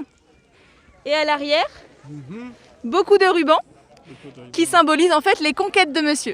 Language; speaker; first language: French; native; French